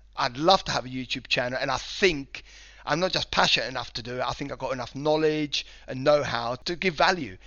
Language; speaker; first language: English; non-native, fluent; Spanish